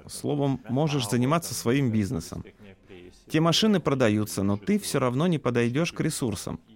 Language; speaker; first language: Russian; non-native, local second language; Lithuanian